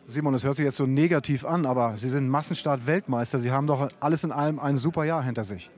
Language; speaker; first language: German; native; German